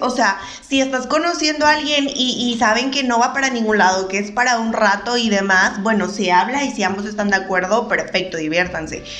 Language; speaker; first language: Spanish; native; Spanish